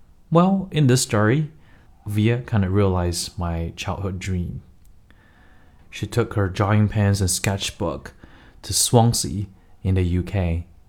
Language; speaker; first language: English; non-native, fluent; Chinese